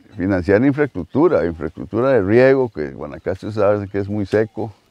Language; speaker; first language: Spanish; native; Spanish